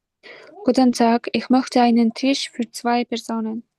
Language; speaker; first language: German; non-native, learner; Kyrgyz